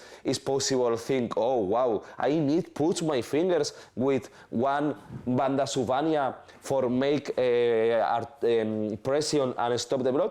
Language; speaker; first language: English; non-native, learner; Spanish